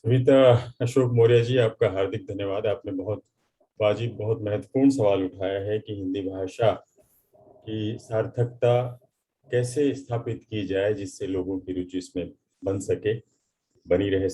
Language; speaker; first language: Hindi; native; Hindi